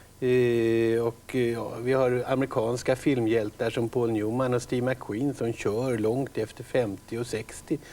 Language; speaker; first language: Swedish; native; Swedish